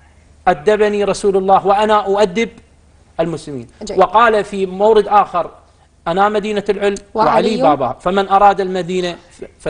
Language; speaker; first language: Arabic; native; Arabic